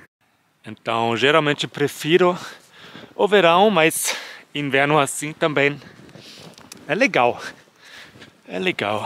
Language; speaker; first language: Portuguese; non-native, fluent; German